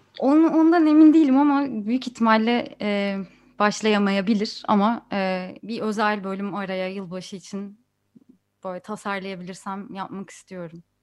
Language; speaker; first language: Turkish; native; Turkish